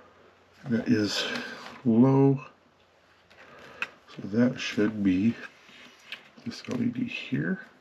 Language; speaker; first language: English; native; English